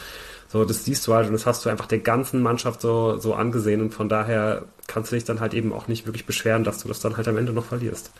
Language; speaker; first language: German; native; German